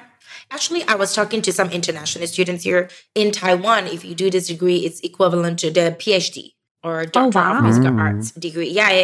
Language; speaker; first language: English; non-native, local second language; Chinese